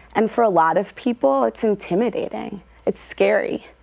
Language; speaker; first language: English; native; English